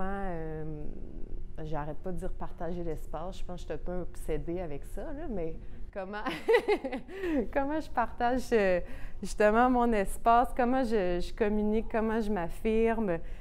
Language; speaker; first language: French; native; French